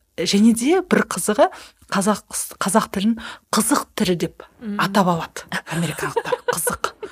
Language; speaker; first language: Kazakh; native; Kazakh